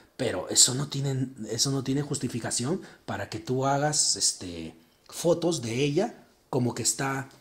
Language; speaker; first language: Spanish; native; Spanish